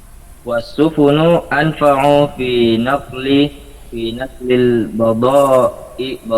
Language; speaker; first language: Arabic; non-native, learner; Indonesian